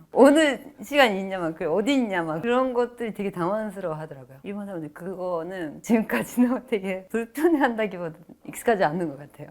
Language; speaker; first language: Korean; non-native, fluent; Japanese